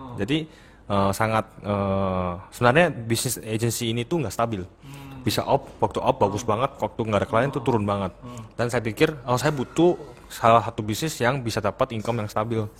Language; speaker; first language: Indonesian; early bilingual, other home language; Korean